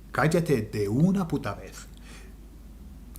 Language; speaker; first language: Spanish; non-native, fluent; English